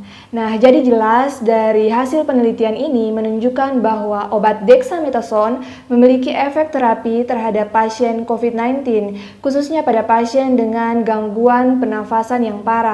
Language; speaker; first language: Indonesian; native; Indonesian